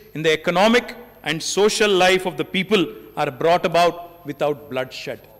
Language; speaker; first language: English; non-native, local second language; Telugu